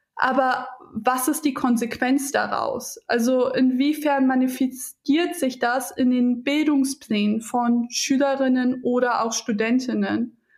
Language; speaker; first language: German; early bilingual, other home language; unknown